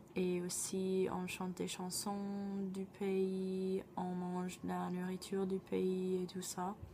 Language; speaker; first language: French; non-native, fluent; English